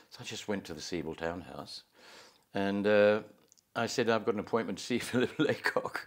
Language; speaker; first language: English; native; English